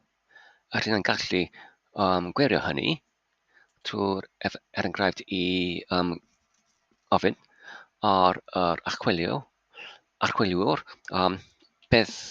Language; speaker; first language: Welsh; non-native, fluent; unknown